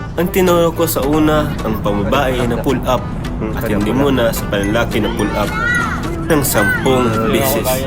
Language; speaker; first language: Filipino; non-native, local second language; Cebuano